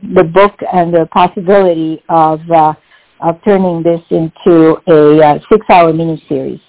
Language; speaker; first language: English; non-native, fluent; French